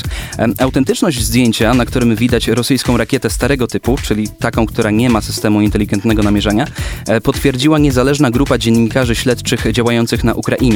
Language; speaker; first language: Polish; native; Polish